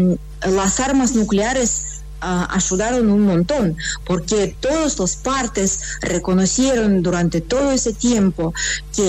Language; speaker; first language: Spanish; non-native, fluent; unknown